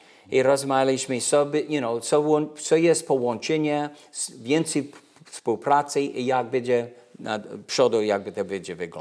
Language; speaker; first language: Polish; early bilingual, heritage; English